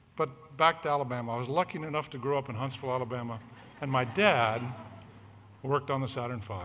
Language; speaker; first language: English; native; English